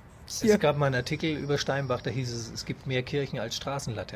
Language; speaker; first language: German; native; German